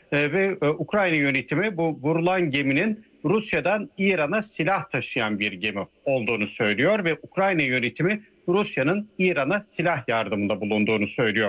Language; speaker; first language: Turkish; native; Turkish